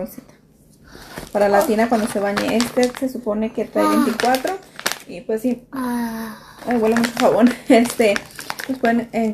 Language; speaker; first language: Spanish; native; Spanish